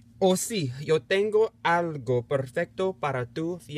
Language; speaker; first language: Spanish; non-native, learner; English